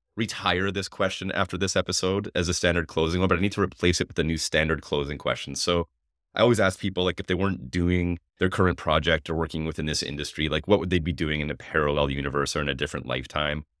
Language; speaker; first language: English; native; English